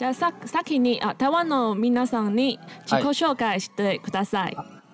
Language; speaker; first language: Japanese; non-native, learner; Chinese